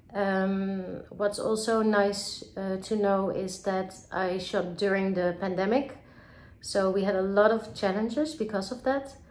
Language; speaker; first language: English; non-native, fluent; Dutch